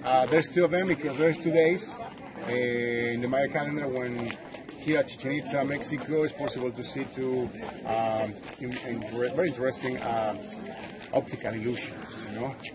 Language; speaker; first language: English; non-native, fluent; Spanish